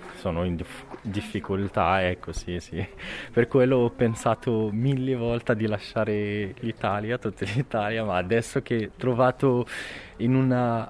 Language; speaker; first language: Italian; non-native, learner; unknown